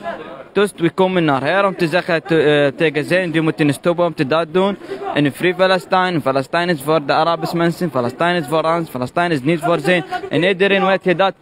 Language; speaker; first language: Dutch; non-native, learner; Arabic